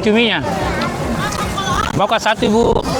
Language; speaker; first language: Indonesian; native; Indonesian